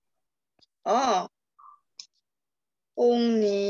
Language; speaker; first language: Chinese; non-native, learner; Thai